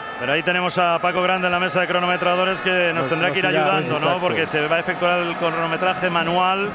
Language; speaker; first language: Spanish; native; Spanish